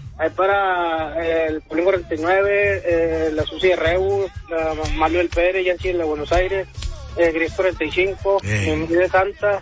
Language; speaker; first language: Spanish; native; Spanish